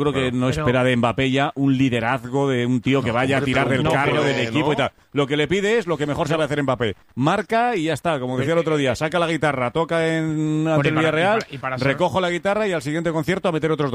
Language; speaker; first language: Spanish; native; Spanish